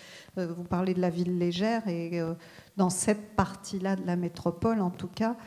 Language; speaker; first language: French; native; French